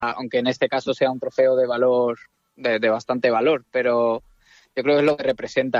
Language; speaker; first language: Spanish; native; Spanish